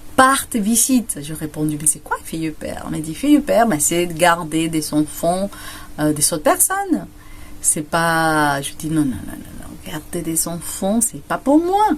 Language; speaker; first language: French; non-native, fluent; Spanish